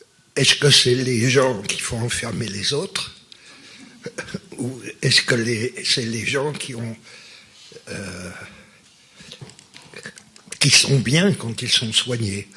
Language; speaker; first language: French; native; French